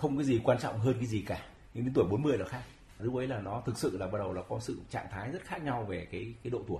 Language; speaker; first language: Vietnamese; native; Vietnamese